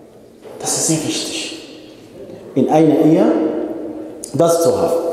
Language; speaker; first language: German; non-native, fluent; Arabic